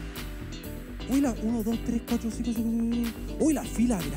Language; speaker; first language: Spanish; native; Spanish